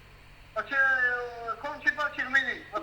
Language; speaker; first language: French; non-native, learner; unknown